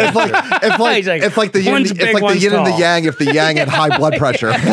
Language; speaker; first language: English; native; English